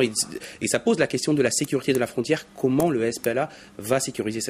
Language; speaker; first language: French; native; French